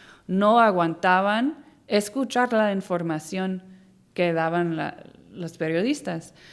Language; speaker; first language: Spanish; non-native, fluent; English